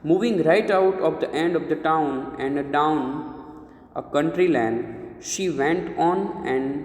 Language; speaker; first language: English; non-native, local second language; Gujarati